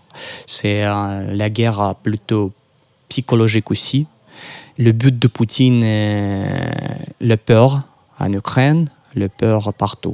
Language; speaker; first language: French; non-native, fluent; Russian